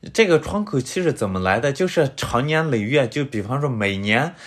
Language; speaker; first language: Chinese; native; Chinese